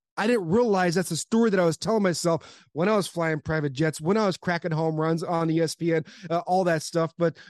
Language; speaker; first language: English; native; English